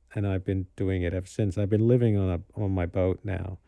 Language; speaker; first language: English; native; English